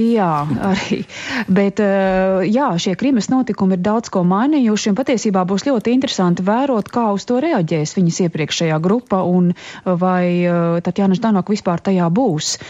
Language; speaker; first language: Latvian; native; Latvian